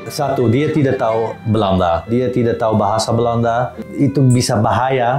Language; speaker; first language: Indonesian; non-native, learner; Dutch